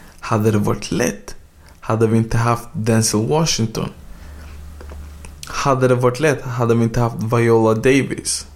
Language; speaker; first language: Swedish; early bilingual, other home language; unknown